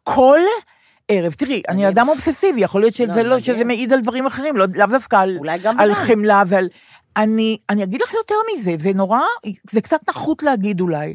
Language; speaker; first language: Hebrew; native; Hebrew